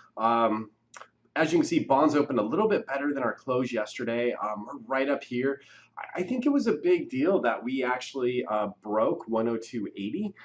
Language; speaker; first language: English; native; English